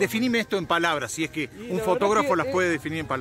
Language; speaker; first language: Spanish; native; Spanish